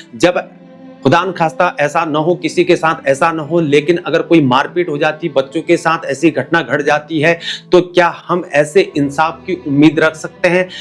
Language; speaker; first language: Hindi; native; Hindi